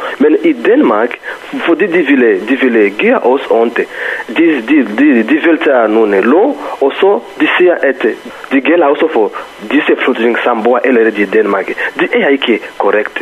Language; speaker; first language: Danish; non-native, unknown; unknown